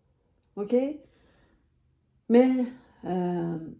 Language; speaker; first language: French; non-native, learner; Persian